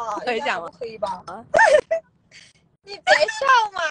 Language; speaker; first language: Chinese; non-native, learner; Thai